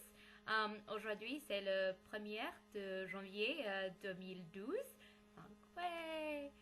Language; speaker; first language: French; non-native, learner; English